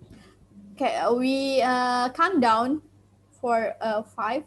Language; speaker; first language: English; non-native, learner; Indonesian